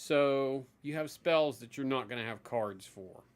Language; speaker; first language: English; native; English